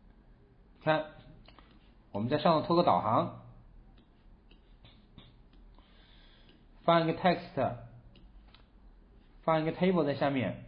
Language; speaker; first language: Chinese; native; Chinese